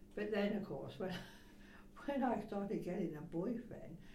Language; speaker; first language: English; native; English